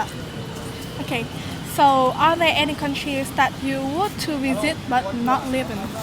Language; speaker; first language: English; non-native, learner; Vietnamese